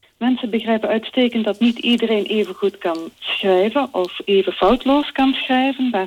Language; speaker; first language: Dutch; native; Dutch